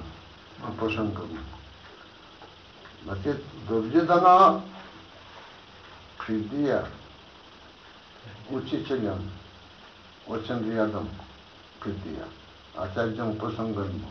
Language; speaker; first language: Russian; non-native, learner; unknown